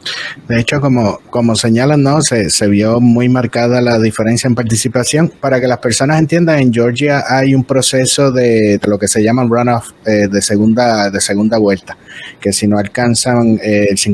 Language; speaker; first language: Spanish; native; Spanish